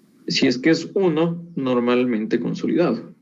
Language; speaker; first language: Spanish; native; Spanish